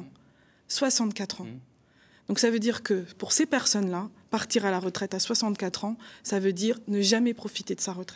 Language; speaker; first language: French; native; French